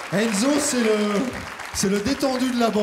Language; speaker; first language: French; native; French